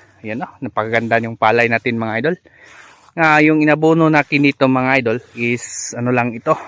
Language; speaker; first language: Filipino; non-native, local second language; Cebuano